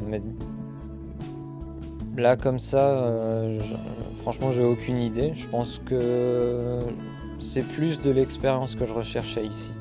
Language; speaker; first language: French; native; French